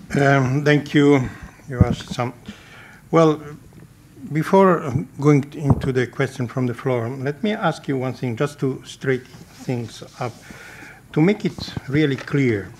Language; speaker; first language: English; non-native, fluent; Italian